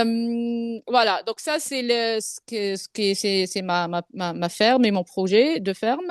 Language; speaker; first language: French; non-native, local second language; Arabic